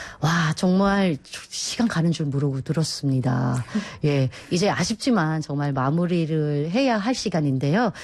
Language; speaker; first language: Korean; non-native, fluent; Filipino